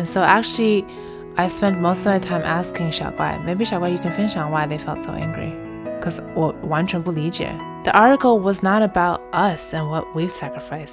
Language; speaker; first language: English; early bilingual, other home language; Chinese